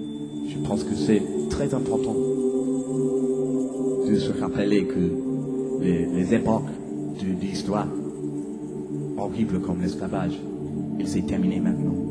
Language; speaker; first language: French; non-native, learner; English